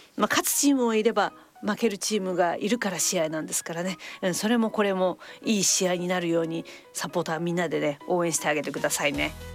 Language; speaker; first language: Japanese; native; Japanese